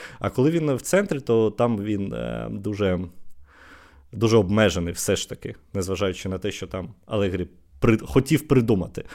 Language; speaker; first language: Ukrainian; native; Ukrainian